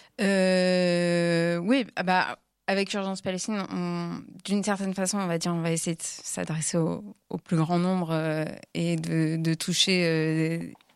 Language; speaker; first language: French; native; French